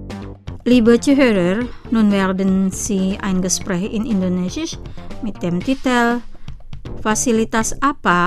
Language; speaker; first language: German; non-native, fluent; Indonesian